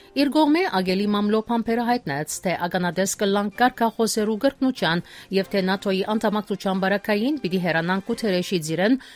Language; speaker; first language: Armenian; early bilingual, heritage; Armenian